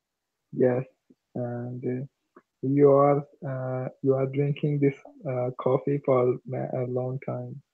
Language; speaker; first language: English; non-native, learner; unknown